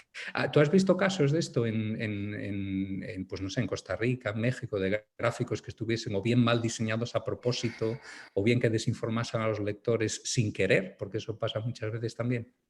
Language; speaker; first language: Spanish; native; Spanish